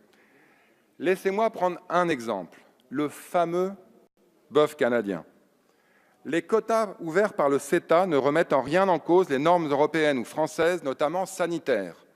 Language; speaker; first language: French; native; French